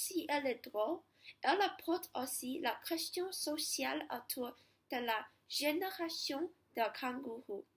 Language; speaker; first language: French; non-native, learner; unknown